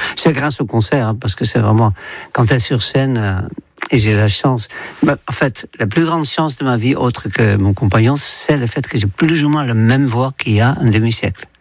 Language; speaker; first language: French; non-native, fluent; Dutch